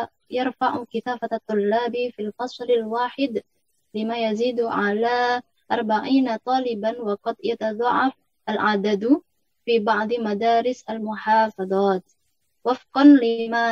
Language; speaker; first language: Arabic; non-native, learner; Indonesian